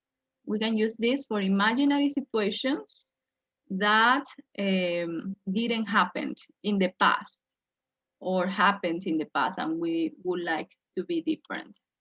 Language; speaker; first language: English; non-native, fluent; Spanish